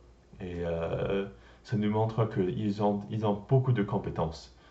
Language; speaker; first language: French; non-native, learner; English